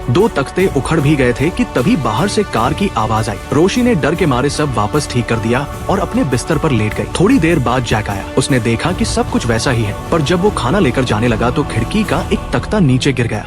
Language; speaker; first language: Hindi; native; Hindi